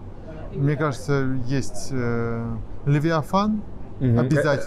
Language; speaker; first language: Russian; native; Russian